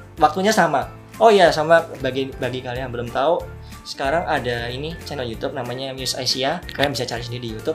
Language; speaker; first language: Indonesian; native; Indonesian